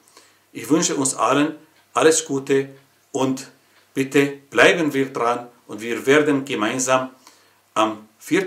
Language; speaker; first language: German; non-native, fluent; Arabic